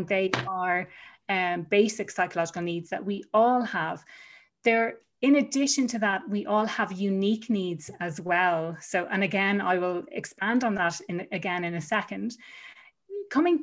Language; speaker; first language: English; native; English